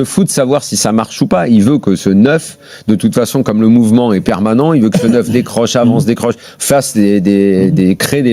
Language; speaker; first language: French; native; French